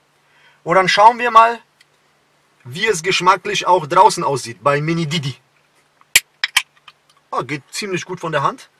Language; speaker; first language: German; native; German